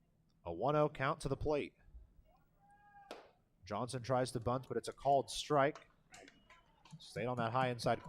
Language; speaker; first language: English; native; English